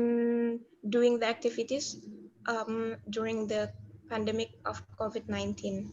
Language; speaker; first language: English; non-native, learner; Indonesian